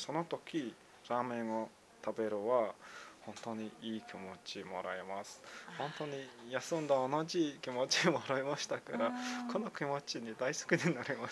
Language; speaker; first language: Japanese; non-native, learner; Mongolian